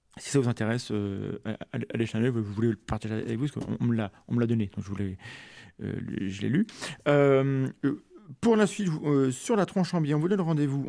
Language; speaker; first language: French; native; French